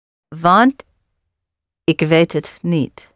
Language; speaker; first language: Dutch; non-native, learner; English